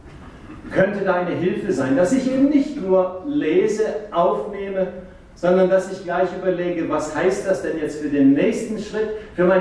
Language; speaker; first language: German; native; German